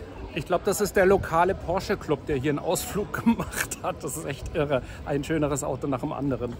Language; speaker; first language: German; native; German